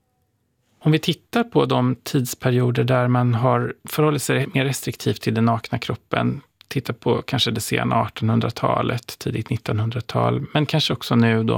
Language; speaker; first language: Swedish; native; Swedish